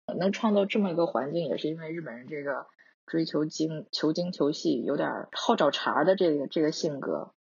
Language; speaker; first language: Chinese; non-native, local second language; Korean